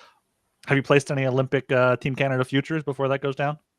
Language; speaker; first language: English; native; English